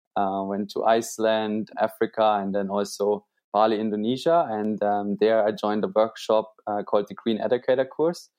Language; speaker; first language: English; non-native, fluent; German